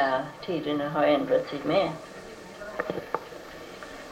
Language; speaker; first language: Swedish; early bilingual, heritage; Swedish